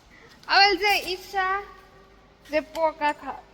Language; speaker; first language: Hebrew; non-native, learner; Gujarati